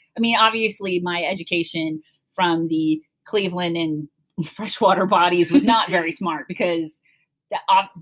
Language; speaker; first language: English; native; English